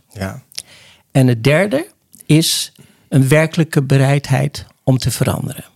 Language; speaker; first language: Dutch; early bilingual, other home language; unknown